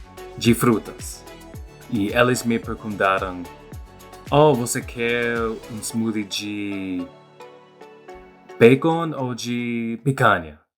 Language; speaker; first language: Portuguese; non-native, fluent; English